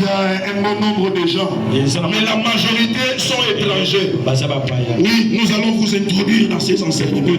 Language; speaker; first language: French; non-native, local second language; Lingala